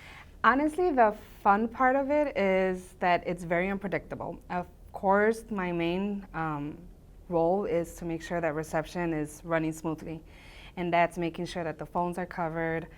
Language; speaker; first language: English; early bilingual, other home language; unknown